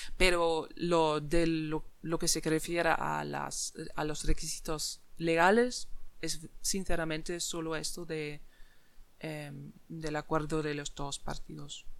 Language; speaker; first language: Spanish; non-native, fluent; German